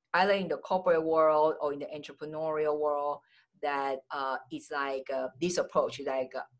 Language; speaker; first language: English; non-native, fluent; Chinese